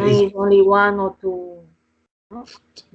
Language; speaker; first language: English; non-native, learner; Spanish